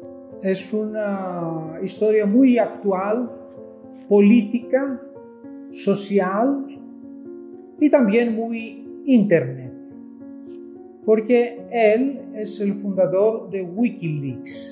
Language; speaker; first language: Spanish; non-native, fluent; Greek